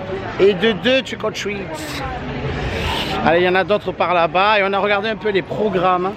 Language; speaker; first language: French; native; French